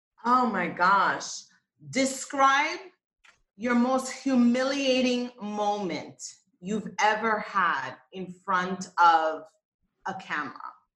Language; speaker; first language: English; early bilingual, other home language; Spanish